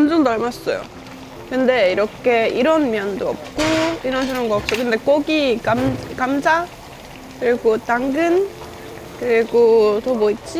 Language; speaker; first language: Korean; non-native, fluent; Estonian